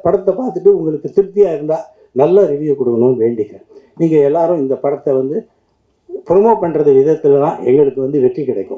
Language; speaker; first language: Tamil; native; Tamil